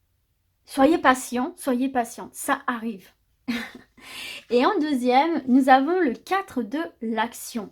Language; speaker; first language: French; native; French